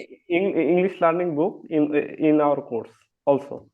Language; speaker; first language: English; non-native, learner; Bangla